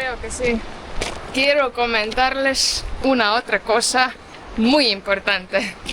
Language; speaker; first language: Spanish; non-native, fluent; Portuguese